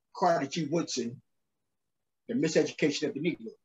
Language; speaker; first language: English; native; English